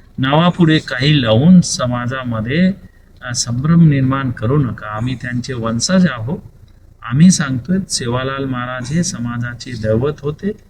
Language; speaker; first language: Marathi; non-native, local second language; Lambadi